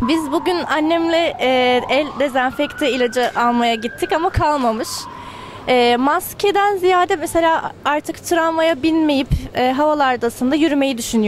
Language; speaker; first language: Turkish; native; Turkish